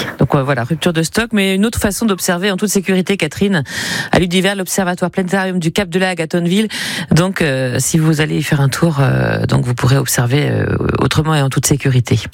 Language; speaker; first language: French; native; French